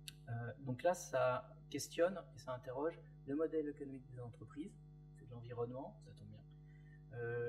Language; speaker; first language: French; native; French